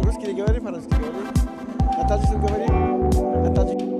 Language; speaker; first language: Russian; non-native, local second language; Tajik